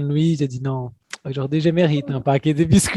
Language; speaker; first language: French; non-native, fluent; Portuguese